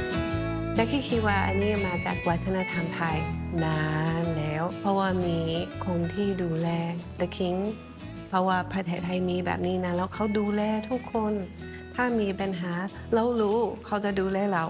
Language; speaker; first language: Thai; non-native, fluent; English